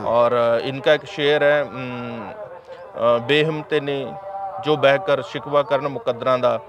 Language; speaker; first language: Hindi; native; Hindi